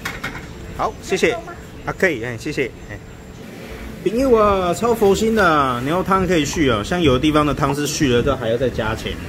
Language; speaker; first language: Chinese; native; Chinese